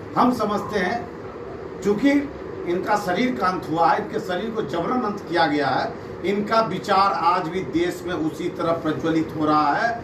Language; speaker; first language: Hindi; native; Hindi